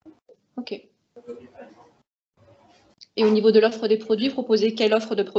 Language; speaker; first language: French; native; French